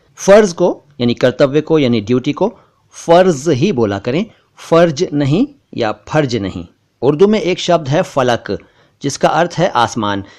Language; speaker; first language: Hindi; native; Hindi